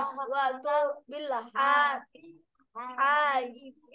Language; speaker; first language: Arabic; non-native, learner; Bangla